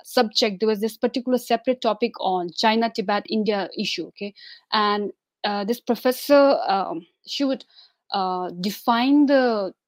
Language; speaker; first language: English; non-native, local second language; Tibetan